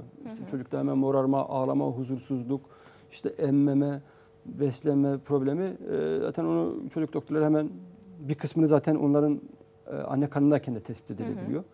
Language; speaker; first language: Turkish; native; Turkish